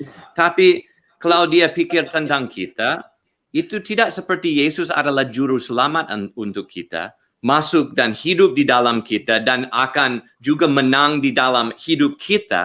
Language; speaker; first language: Indonesian; non-native, learner; English